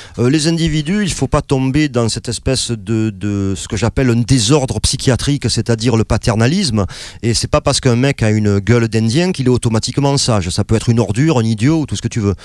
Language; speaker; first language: French; native; French